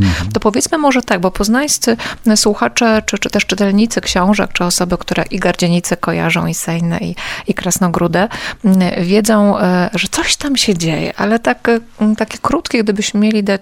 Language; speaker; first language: Polish; native; Polish